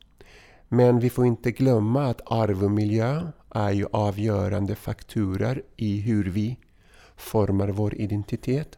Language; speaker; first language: Swedish; non-native, fluent; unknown